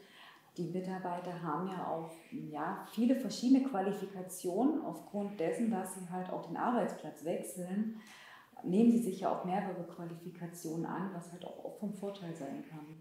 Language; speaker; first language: German; native; German